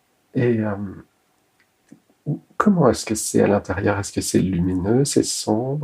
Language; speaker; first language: French; native; French